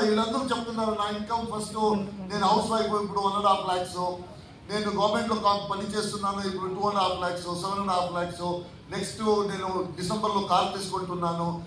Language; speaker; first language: Telugu; non-native, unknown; Tulu